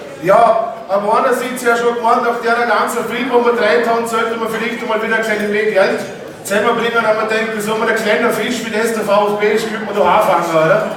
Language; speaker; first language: German; native; German